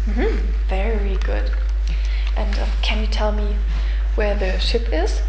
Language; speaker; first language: English; non-native, fluent; German